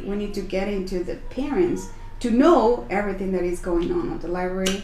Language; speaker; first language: English; non-native, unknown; Spanish